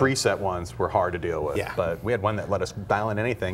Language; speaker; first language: English; native; English